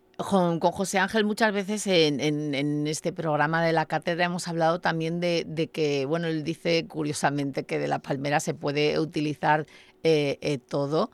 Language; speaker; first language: Spanish; native; Spanish